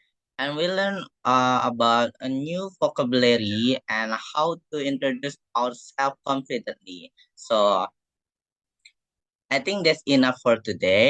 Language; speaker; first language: English; non-native, fluent; Indonesian